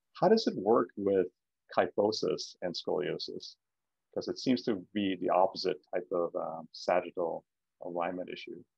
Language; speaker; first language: English; native; English